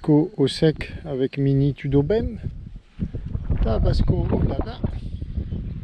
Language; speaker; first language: French; native; French